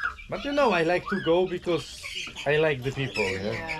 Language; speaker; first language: English; non-native, fluent; Polish